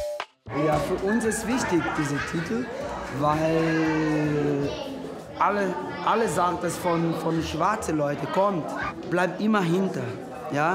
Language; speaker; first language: German; non-native, learner; Portuguese